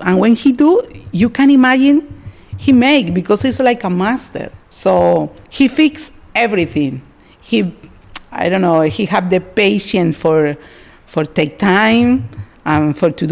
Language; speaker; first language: English; non-native, learner; Spanish